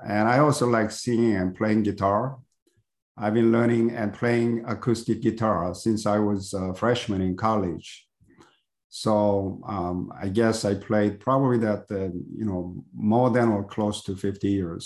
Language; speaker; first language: English; non-native, fluent; Korean